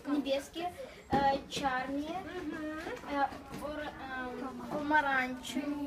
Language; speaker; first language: Polish; non-native, learner; Ukrainian